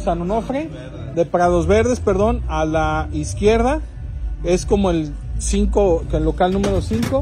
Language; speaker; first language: Spanish; native; Spanish